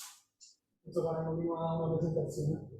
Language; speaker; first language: Italian; native; Italian